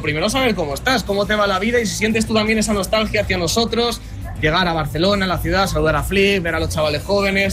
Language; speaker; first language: Spanish; native; Spanish